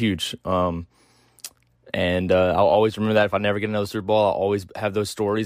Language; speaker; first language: English; native; English